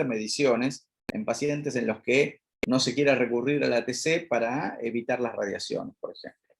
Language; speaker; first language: Spanish; native; Spanish